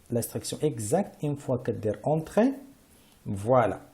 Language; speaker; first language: French; non-native, local second language; Arabic